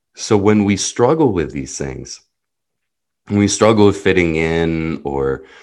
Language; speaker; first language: English; early bilingual, other home language; Hebrew